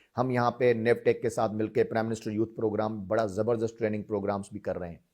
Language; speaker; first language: Urdu; non-native, local second language; Sindhi